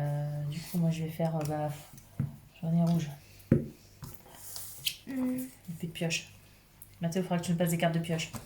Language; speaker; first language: French; native; French